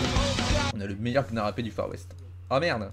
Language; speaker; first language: French; native; French